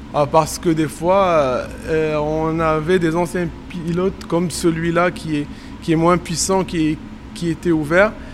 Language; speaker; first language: French; non-native, local second language; Arabic